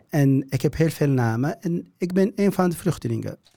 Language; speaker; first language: Dutch; non-native, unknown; Kurdish